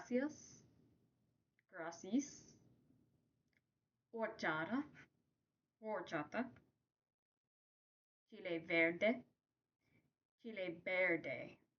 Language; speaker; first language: Spanish; non-native, learner; English